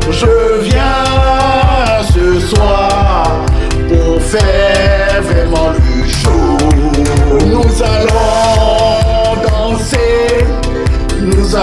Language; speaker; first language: French; native; French